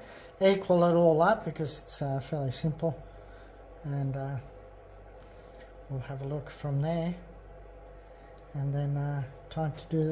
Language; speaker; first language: English; native; English